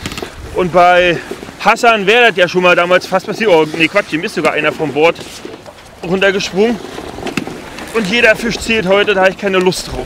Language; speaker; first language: German; native; German